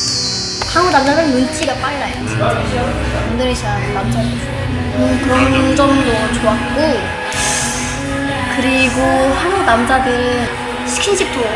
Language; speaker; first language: Korean; non-native, fluent; Indonesian